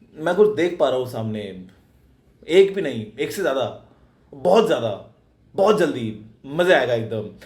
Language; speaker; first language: Hindi; native; Hindi